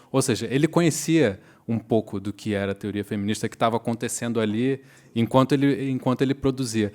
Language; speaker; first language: Portuguese; native; Portuguese